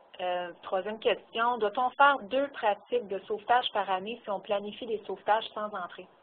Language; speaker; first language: French; native; French